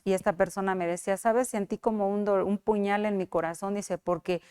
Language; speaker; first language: Spanish; native; Spanish